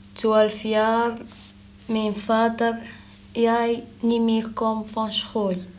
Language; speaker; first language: Dutch; non-native, learner; Arabic